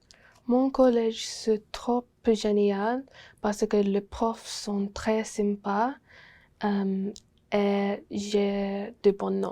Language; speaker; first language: French; non-native, learner; English